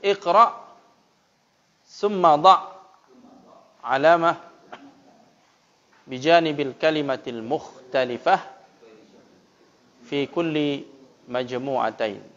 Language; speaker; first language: Arabic; non-native, fluent; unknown